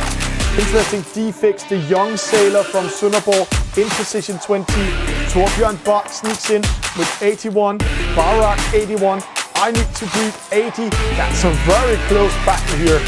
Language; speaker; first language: English; non-native, fluent; Danish